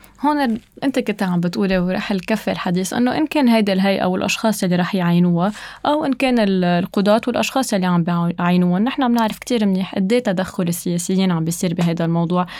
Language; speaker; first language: Arabic; native; Arabic